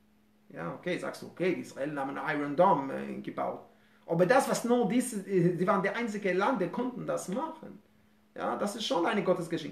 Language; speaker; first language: German; non-native, fluent; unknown